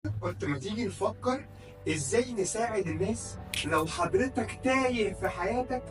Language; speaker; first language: Arabic; native; Arabic